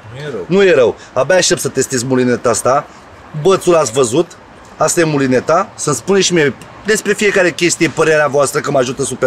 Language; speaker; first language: Romanian; native; Romanian